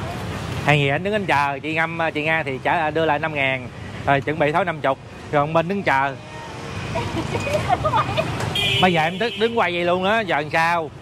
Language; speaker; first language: Vietnamese; native; Vietnamese